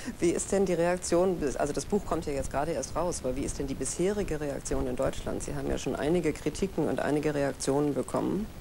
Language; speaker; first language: German; native; German